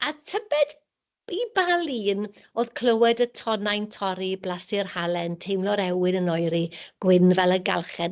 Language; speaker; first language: Welsh; native; Welsh